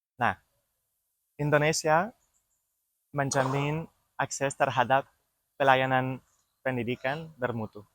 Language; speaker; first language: Indonesian; non-native, learner; French